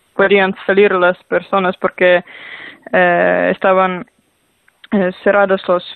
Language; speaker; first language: Spanish; non-native, learner; Ukrainian